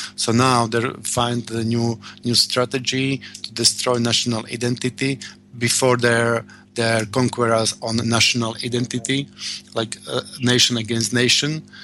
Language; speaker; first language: English; non-native, learner; Slovak